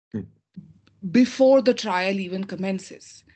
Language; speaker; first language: English; non-native, local second language; Hindi